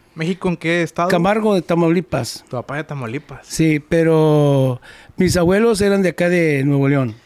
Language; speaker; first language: Spanish; early bilingual, heritage; Spanish